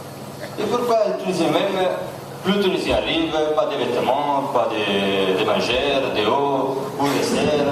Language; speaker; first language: French; non-native, learner; Italian